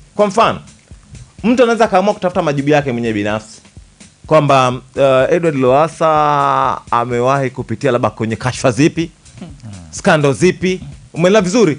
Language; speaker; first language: Swahili; native; Swahili